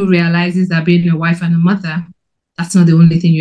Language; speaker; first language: English; non-native, local second language; Yoruba